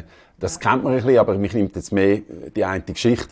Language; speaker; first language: German; native; German